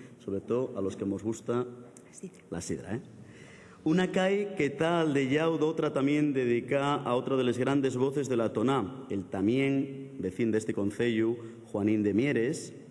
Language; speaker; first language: Asturian; native; Asturian